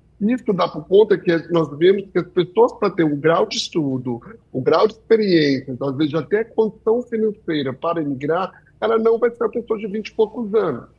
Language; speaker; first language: Portuguese; early bilingual, heritage; Portuguese